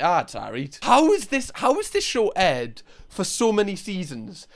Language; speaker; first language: English; native; English